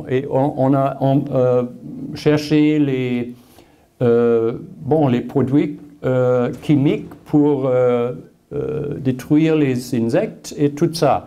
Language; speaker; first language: French; non-native, learner; German